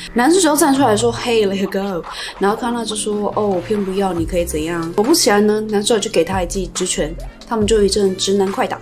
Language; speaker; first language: Chinese; native; Chinese